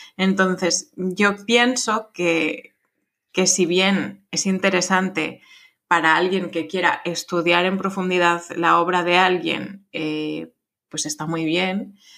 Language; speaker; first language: Spanish; non-native, fluent; French